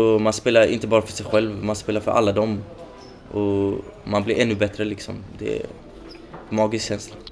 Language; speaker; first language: Swedish; early bilingual, other home language; Kurdish